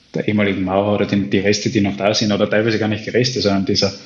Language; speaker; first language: German; native; German